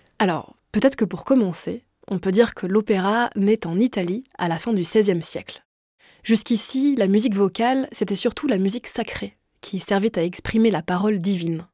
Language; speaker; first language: French; native; French